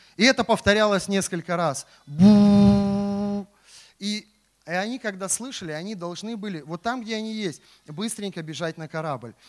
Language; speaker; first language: Russian; native; Russian